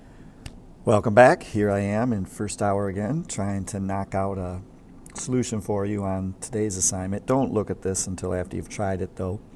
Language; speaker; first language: English; native; English